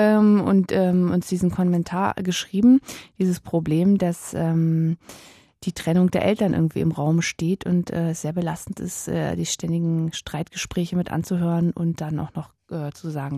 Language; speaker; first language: German; native; German